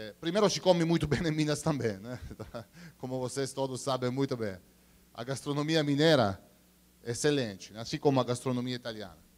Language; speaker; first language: Portuguese; non-native, fluent; Italian